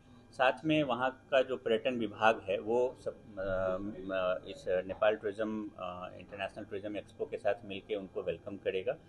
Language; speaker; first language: Hindi; native; Hindi